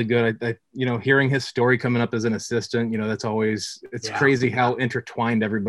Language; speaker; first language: English; native; English